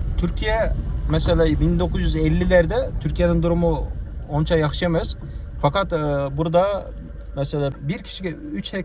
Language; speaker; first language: Turkish; non-native, local second language; Kazakh